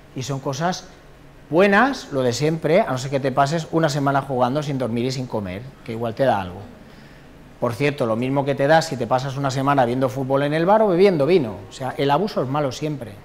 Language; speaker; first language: Spanish; non-native, local second language; Catalan